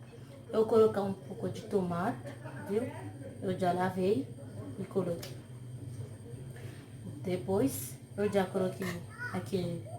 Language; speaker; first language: Portuguese; non-native, learner; Haitian Creole